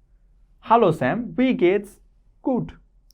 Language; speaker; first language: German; non-native, fluent; Hindi